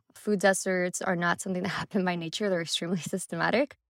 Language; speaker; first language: English; early bilingual, other home language; Spanish